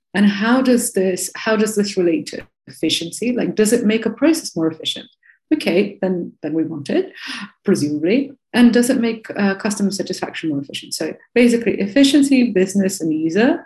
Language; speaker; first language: English; non-native, fluent; Russian